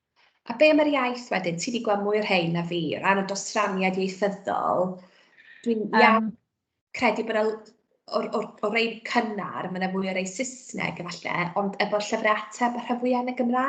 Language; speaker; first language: Welsh; native; Welsh